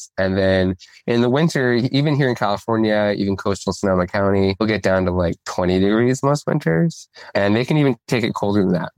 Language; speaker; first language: English; native; English